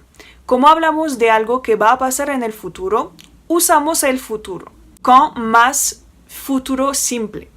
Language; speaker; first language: Spanish; non-native, fluent; French